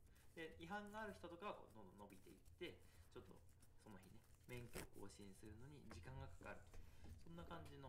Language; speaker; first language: Japanese; native; Japanese